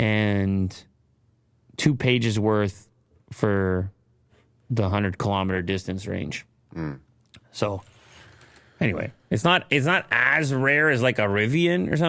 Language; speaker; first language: English; native; English